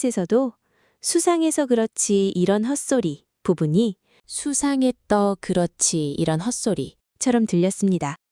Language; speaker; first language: Korean; native; Korean